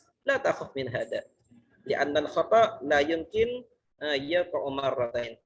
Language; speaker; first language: Arabic; non-native, fluent; Malay